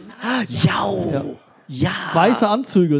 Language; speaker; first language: German; native; German